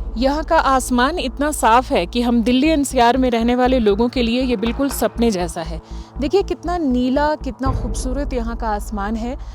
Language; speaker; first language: Hindi; native; Hindi